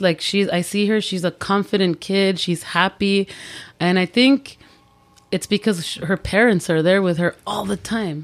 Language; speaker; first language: English; early bilingual, other home language; Spanish